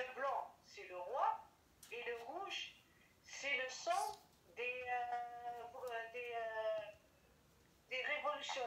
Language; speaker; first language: French; non-native, learner; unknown